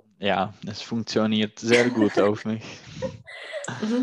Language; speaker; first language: German; non-native, learner; Czech